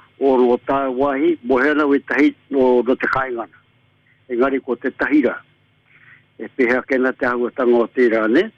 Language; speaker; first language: Māori; native; Māori